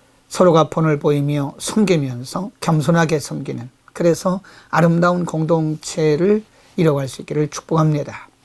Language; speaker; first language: Korean; native; Korean